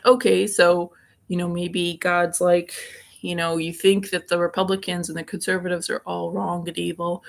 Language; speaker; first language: English; native; English